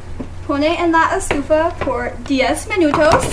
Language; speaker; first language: Spanish; non-native, learner; English